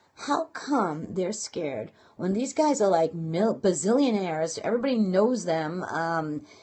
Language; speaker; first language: English; native; English